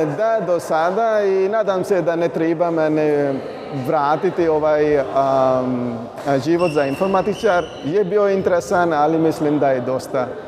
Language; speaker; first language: Croatian; non-native, learner; Punjabi